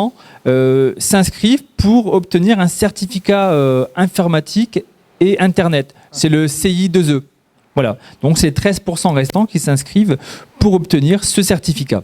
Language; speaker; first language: French; native; French